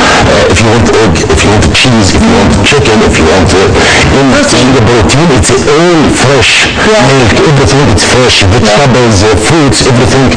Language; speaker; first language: English; non-native, learner; Arabic